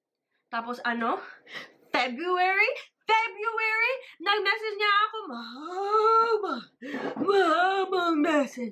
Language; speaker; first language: Filipino; early bilingual, heritage; English